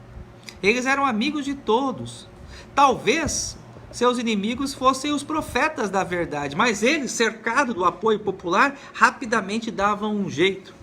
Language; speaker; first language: Portuguese; native; Portuguese